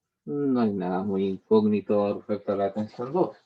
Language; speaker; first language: Spanish; native; Spanish